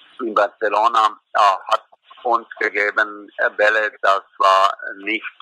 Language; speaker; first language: German; non-native, fluent; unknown